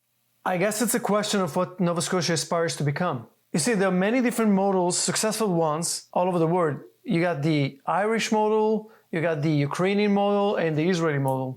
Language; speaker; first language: English; non-native, fluent; Hebrew